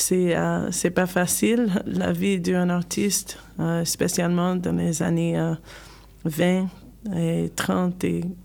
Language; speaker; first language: French; non-native, learner; English